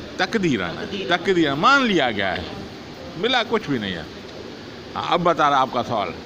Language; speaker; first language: Urdu; non-native, local second language; Sindhi